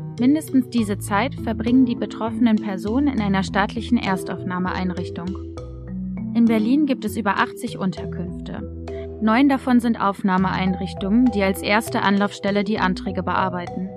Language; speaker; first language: German; native; German